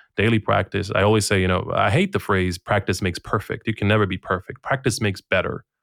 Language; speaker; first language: English; non-native, fluent; Bosnian